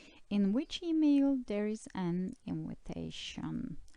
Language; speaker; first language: English; non-native, fluent; Turkish